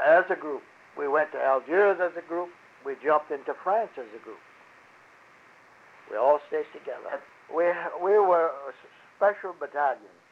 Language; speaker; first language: English; early bilingual, other home language; French